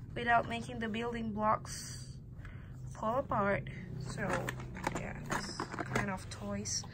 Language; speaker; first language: English; non-native, learner; Indonesian